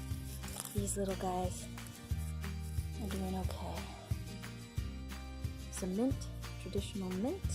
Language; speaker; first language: English; native; English